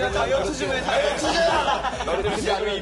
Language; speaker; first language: Korean; native; Korean